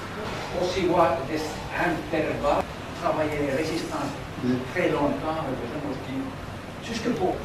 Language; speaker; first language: French; non-native, learner; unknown